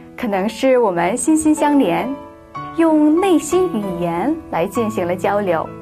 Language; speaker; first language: Chinese; early bilingual, other home language; Korean